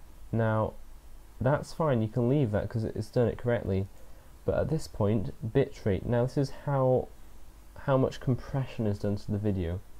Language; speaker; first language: English; native; English